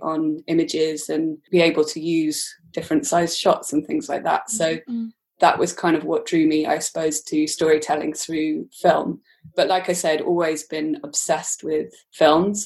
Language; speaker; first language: English; native; English